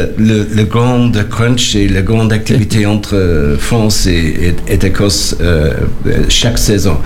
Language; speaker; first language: French; non-native, learner; English